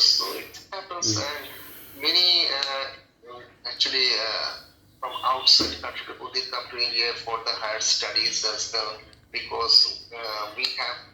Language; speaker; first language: English; non-native, local second language; Bangla